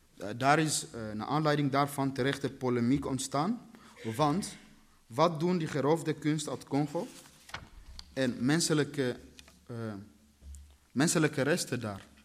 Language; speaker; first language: Dutch; early bilingual, other home language; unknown